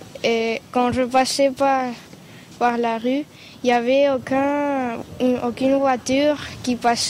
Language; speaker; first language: French; non-native, fluent; Spanish